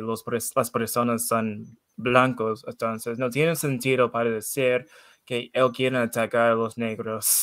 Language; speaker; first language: Spanish; non-native, learner; English